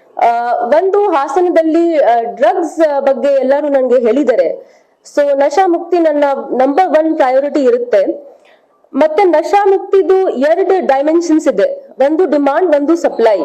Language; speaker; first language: Kannada; non-native, fluent; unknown